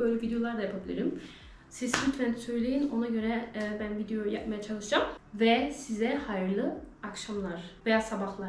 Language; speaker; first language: Turkish; early bilingual, heritage; Turkish